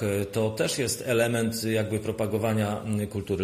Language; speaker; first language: Polish; native; Polish